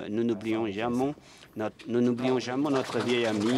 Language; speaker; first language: French; non-native, fluent; Chinese